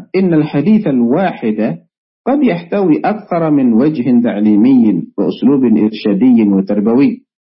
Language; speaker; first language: Arabic; non-native, fluent; Indonesian